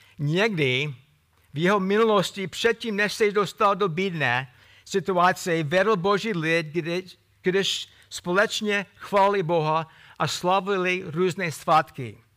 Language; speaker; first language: Czech; non-native, fluent; English